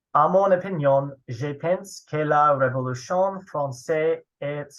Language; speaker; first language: French; non-native, learner; English